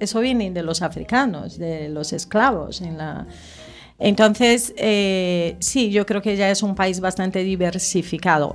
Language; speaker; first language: Spanish; native; Spanish